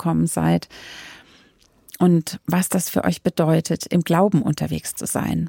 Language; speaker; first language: German; native; German